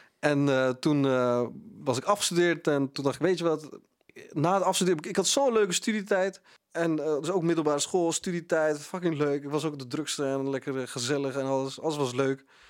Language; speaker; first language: Dutch; early bilingual, other home language; Punjabi